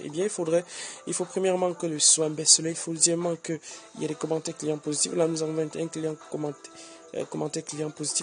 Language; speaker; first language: French; native; French